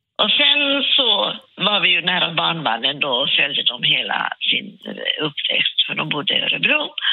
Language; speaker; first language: Swedish; non-native, local second language; Finnish